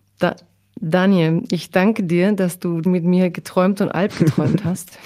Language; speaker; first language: German; early bilingual, other home language; Croatian